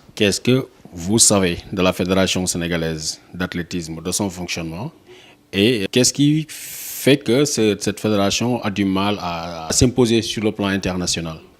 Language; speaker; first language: French; non-native, local second language; Wolof